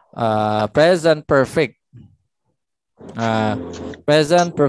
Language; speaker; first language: English; non-native, fluent; Indonesian